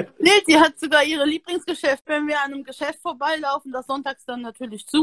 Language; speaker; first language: German; native; German